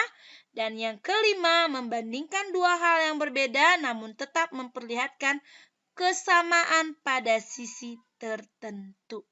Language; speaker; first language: Indonesian; native; Indonesian